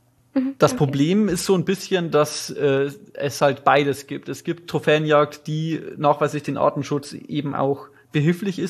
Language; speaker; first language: German; native; German